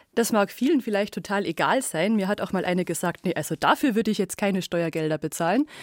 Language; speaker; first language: German; native; German